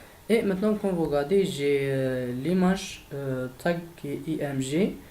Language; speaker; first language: French; non-native, fluent; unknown